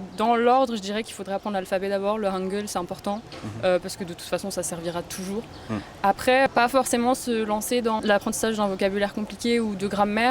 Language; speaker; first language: French; native; French